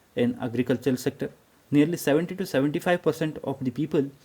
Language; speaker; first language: English; non-native, local second language; Kannada